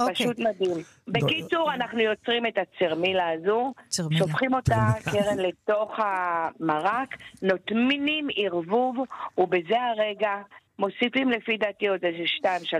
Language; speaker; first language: Hebrew; native; Hebrew